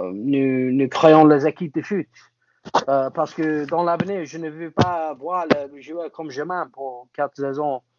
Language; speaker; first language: French; non-native, fluent; English